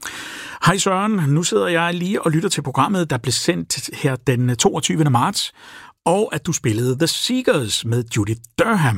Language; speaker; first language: Danish; native; Danish